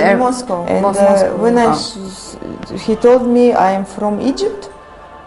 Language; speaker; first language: English; non-native, learner; Russian